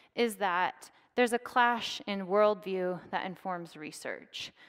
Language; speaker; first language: English; native; English